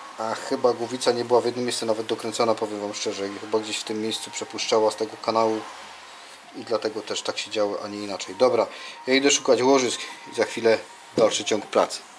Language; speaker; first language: Polish; native; Polish